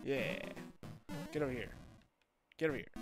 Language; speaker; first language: English; native; English